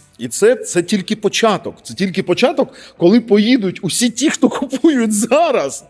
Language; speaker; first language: Ukrainian; native; Ukrainian